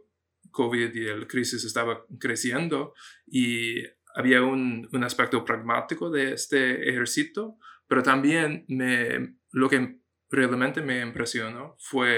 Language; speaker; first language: Spanish; non-native, fluent; English